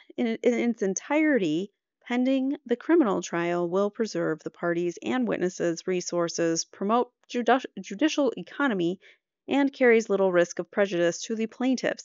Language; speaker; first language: English; native; English